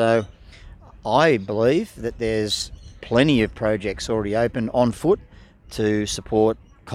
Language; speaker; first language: English; native; English